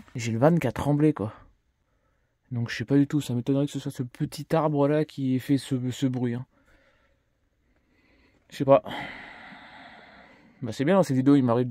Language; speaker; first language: French; native; French